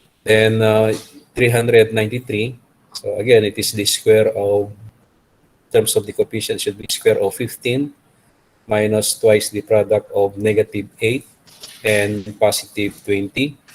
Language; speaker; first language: English; non-native, local second language; Filipino